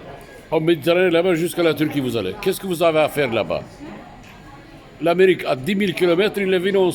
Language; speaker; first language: French; non-native, fluent; Turkish